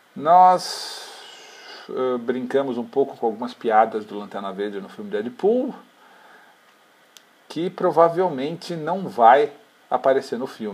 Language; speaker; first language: Portuguese; native; Portuguese